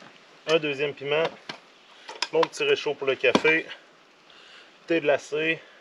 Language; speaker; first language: French; native; French